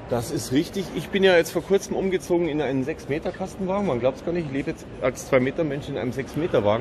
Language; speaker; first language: German; native; German